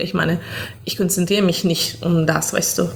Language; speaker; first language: German; non-native, fluent; Italian